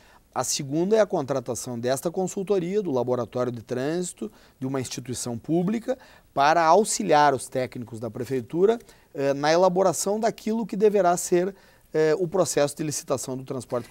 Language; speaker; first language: Portuguese; native; Portuguese